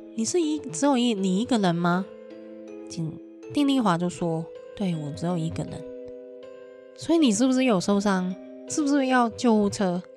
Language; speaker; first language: Chinese; non-native, fluent; Cantonese